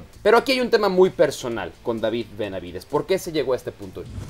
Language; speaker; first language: Spanish; native; Spanish